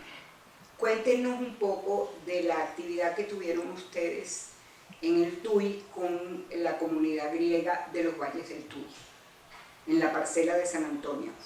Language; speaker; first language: Spanish; early bilingual, other home language; Greek